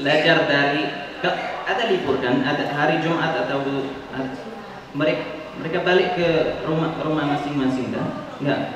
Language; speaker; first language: Indonesian; non-native, fluent; Arabic